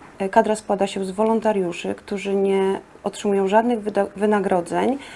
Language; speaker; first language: Polish; native; Polish